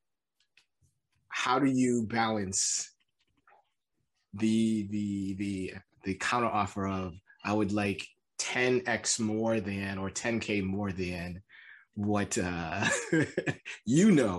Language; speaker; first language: English; native; English